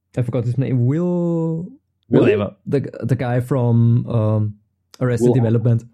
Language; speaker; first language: English; non-native, fluent; German